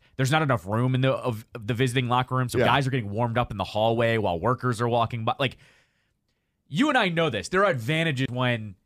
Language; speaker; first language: English; native; English